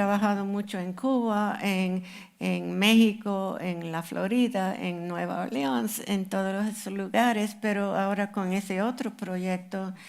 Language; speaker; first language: Spanish; non-native, fluent; English